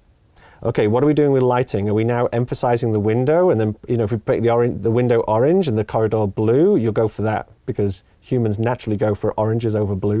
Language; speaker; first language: English; native; English